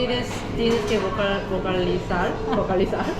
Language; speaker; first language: Spanish; non-native, learner; Korean